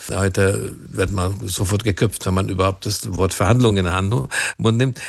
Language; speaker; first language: German; non-native, fluent; Hungarian